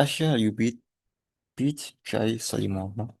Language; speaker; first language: Russian; non-native, learner; Indonesian